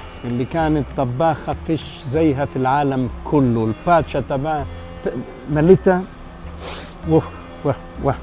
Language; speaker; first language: Arabic; early bilingual, heritage; Arabic